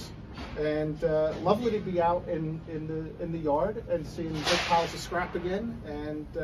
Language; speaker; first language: English; native; English